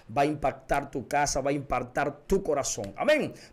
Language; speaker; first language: Spanish; native; Spanish